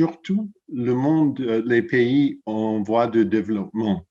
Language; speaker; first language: French; non-native, fluent; English